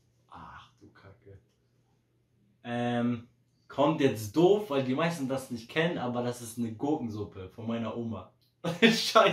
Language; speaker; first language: German; early bilingual, heritage; Polish